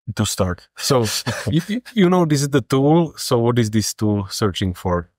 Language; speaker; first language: English; non-native, fluent; Slovak